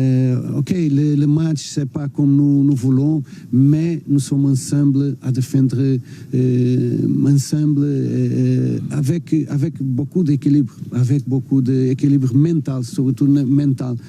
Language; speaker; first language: French; non-native, learner; Portuguese